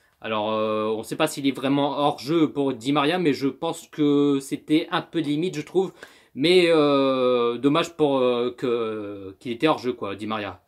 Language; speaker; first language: French; native; French